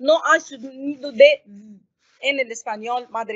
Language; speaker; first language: Spanish; non-native, fluent; Arabic